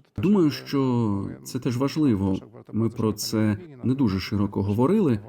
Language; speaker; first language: Ukrainian; non-native, fluent; Polish